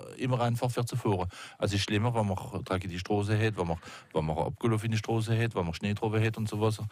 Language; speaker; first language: German; non-native, local second language; French